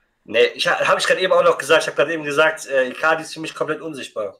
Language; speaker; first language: German; native; German